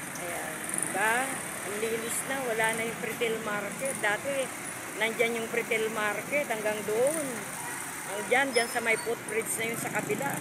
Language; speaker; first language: Filipino; non-native, local second language; Iloko